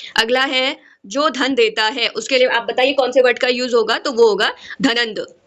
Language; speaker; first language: Hindi; native; Hindi